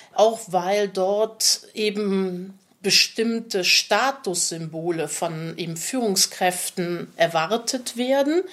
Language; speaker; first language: German; native; German